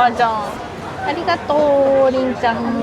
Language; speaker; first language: Korean; non-native, fluent; Japanese